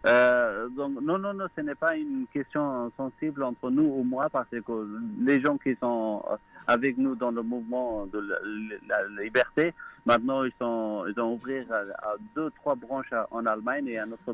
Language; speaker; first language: French; non-native, fluent; Persian